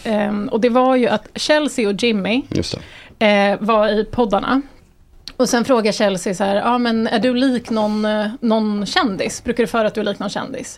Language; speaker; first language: Swedish; native; Swedish